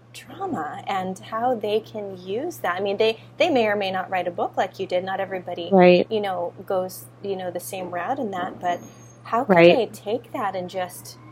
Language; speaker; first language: English; native; English